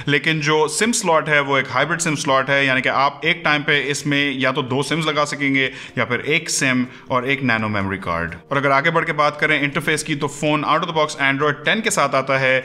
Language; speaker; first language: Urdu; native; Urdu